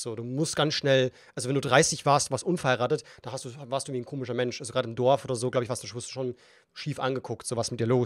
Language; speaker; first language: German; native; German